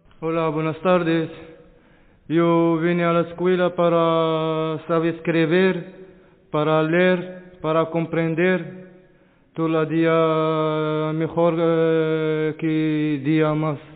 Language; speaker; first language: Spanish; non-native, learner; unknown